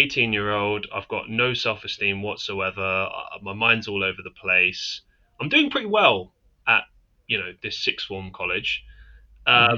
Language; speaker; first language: English; native; English